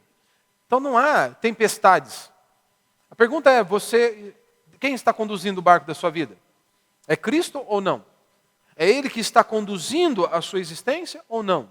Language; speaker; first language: Portuguese; native; Portuguese